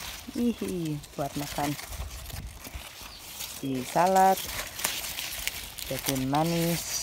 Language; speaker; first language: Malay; non-native, fluent; Spanish